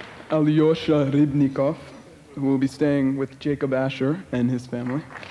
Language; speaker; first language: English; native; English